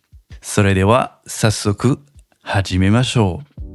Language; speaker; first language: Japanese; non-native, fluent; French